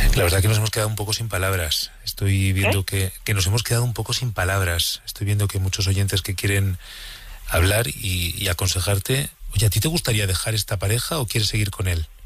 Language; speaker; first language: Spanish; native; Spanish